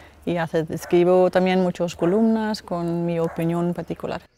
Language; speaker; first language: Spanish; non-native, fluent; Danish